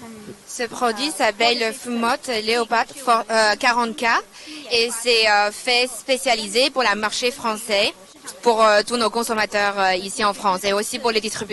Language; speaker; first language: French; non-native, fluent; Chinese